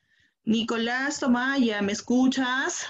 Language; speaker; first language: Spanish; native; Spanish